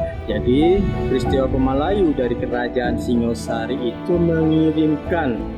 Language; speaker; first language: Malay; native; Malay